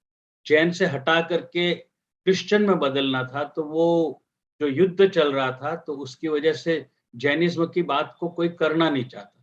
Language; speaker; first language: Hindi; native; Hindi